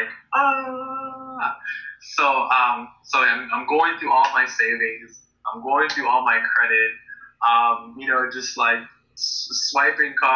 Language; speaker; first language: English; native; English